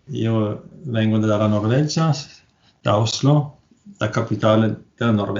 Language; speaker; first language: Italian; non-native, learner; Norwegian